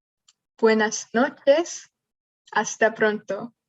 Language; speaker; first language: Spanish; non-native, learner; English